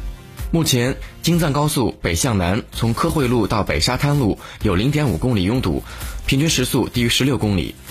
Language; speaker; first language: Chinese; native; Chinese